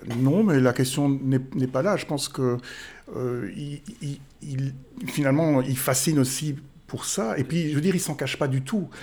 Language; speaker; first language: French; native; French